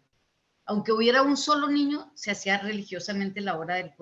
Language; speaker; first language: Spanish; native; Spanish